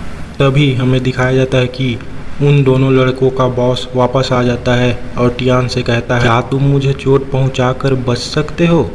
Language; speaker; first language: Hindi; native; Hindi